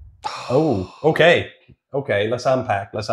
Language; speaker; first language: English; native; English